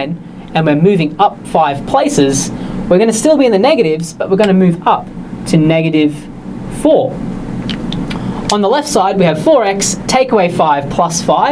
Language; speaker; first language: English; native; English